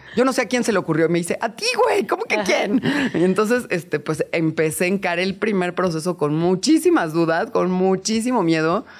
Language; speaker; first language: Spanish; native; Spanish